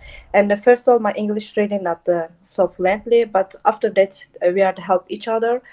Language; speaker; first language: English; non-native, local second language; Turkish